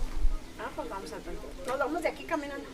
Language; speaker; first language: Spanish; native; Spanish